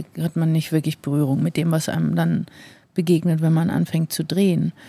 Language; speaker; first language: German; native; German